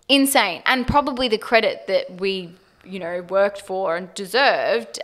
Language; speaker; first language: English; native; English